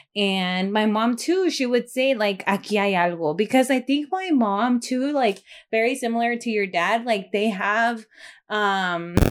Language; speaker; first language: English; native; English